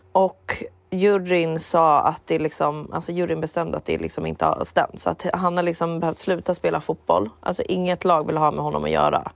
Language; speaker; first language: Swedish; native; Swedish